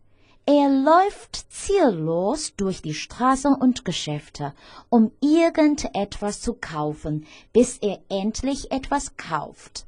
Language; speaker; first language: German; non-native, fluent; Chinese